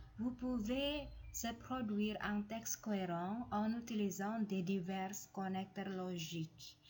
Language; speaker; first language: French; non-native, fluent; Indonesian